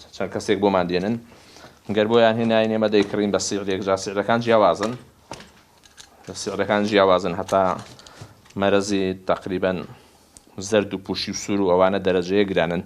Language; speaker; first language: Central Kurdish; native; Central Kurdish